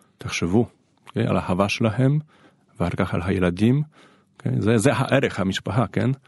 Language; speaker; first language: Hebrew; non-native, fluent; Polish